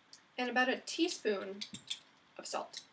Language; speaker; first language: English; native; English